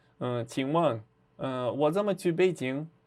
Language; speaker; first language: Chinese; non-native, fluent; Portuguese